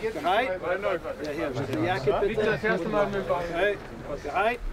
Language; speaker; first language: German; non-native, learner; English